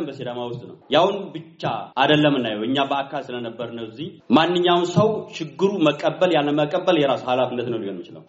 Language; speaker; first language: Amharic; non-native, local second language; Sidamo